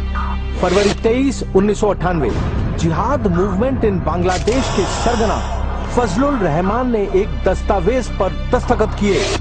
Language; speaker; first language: Hindi; native; Hindi